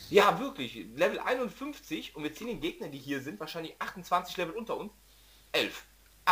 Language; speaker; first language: German; native; German